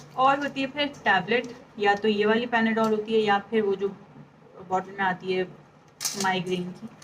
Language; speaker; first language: Urdu; native; Urdu